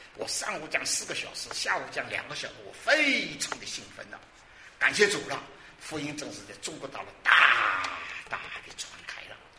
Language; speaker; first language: Chinese; non-native, local second language; Wu Chinese